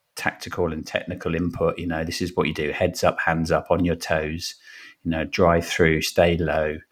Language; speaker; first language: English; native; English